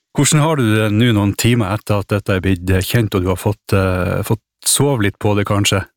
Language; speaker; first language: Norwegian; native; Norwegian